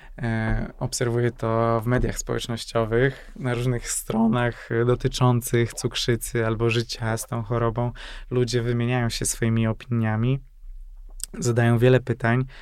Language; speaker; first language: Polish; non-native, fluent; Hungarian